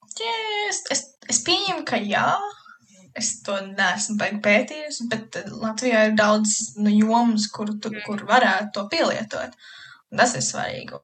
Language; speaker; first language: Latvian; early bilingual, heritage; Latvian